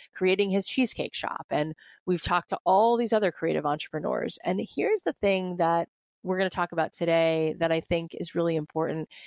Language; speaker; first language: English; native; English